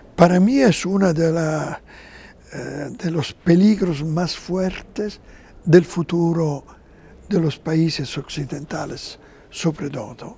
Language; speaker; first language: Spanish; non-native, fluent; Italian